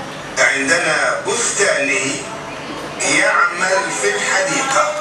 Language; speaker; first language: Arabic; non-native, learner; Indonesian